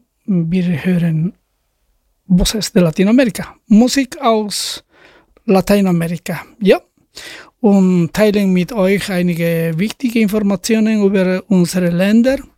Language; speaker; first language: German; non-native, learner; Spanish